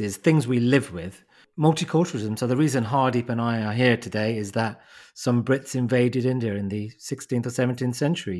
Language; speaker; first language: English; native; English